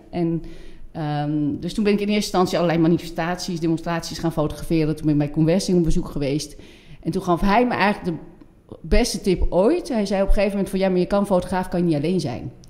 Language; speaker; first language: Dutch; non-native, fluent; French